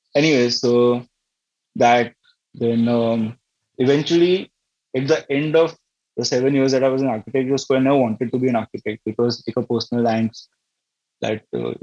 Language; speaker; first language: English; non-native, local second language; Gujarati